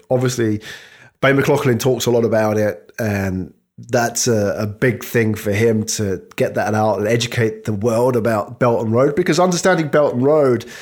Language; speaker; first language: English; native; English